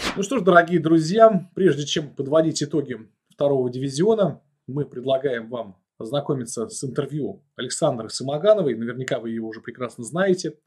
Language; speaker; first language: Russian; native; Russian